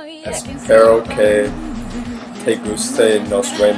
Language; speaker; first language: Spanish; non-native, learner; English